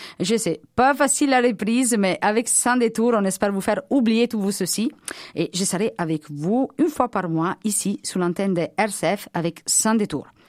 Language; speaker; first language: French; non-native, fluent; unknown